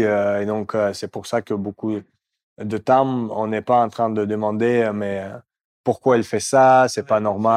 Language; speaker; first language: French; non-native, fluent; Russian